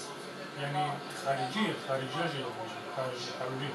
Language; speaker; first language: Turkish; native; Turkish